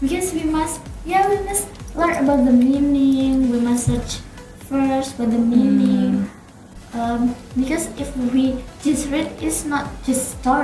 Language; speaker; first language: English; non-native, learner; Indonesian